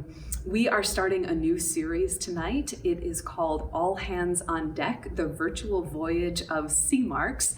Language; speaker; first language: English; native; English